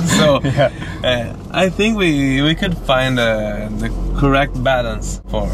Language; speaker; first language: English; non-native, fluent; Italian